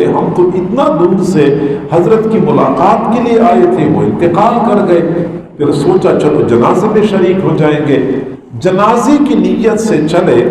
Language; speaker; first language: Urdu; native; Urdu